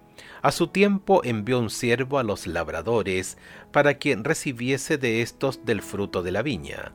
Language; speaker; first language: Spanish; native; Spanish